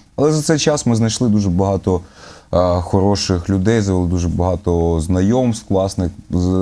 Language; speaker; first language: Ukrainian; native; Ukrainian